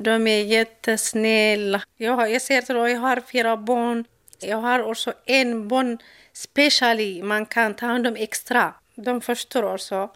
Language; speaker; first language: Swedish; non-native, learner; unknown